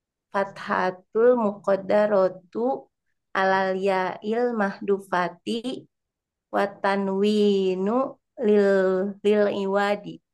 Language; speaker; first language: Arabic; non-native, learner; Indonesian